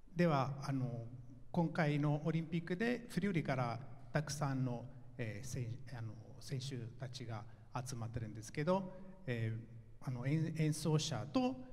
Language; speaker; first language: Japanese; non-native, fluent; Italian